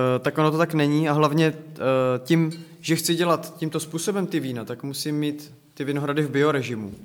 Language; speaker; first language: Czech; native; Czech